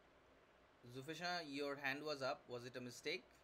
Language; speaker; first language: English; non-native, local second language; Bangla